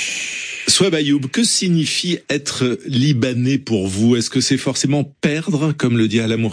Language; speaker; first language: French; native; French